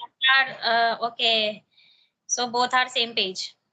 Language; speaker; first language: English; non-native, learner; Hindi